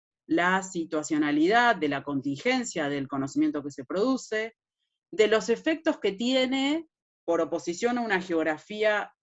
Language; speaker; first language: Spanish; native; Spanish